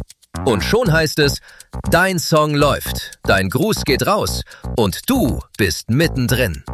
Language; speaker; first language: German; native; German